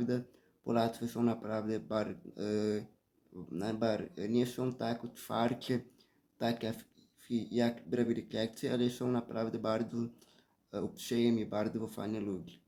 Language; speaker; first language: Polish; early bilingual, heritage; Portuguese